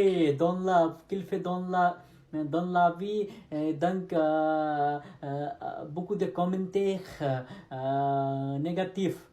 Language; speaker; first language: French; non-native, learner; Nepali